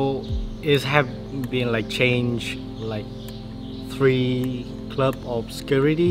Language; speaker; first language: English; non-native, learner; Vietnamese